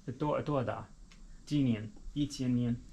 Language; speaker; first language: Chinese; non-native, learner; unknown